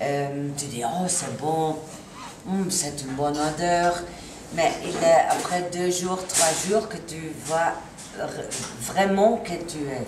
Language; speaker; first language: French; non-native, learner; Italian